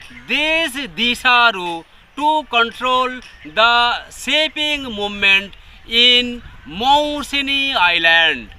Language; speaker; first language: English; non-native, local second language; Bangla